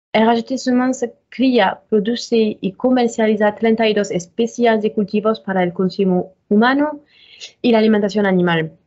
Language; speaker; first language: Spanish; non-native, fluent; French